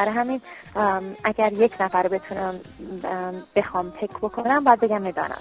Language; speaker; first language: Persian; early bilingual, heritage; Persian